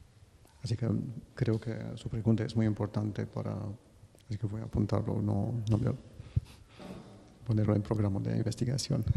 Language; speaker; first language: Spanish; non-native, fluent; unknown